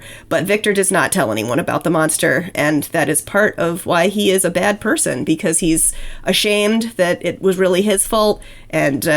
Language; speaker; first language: English; native; English